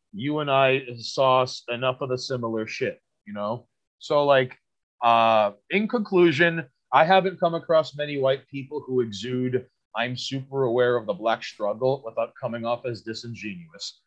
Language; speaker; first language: English; early bilingual, other home language; Spanish